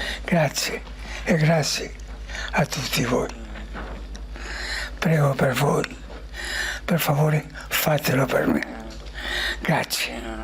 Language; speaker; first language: Italian; non-native, fluent; Spanish